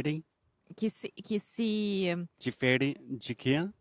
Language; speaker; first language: Portuguese; non-native, fluent; English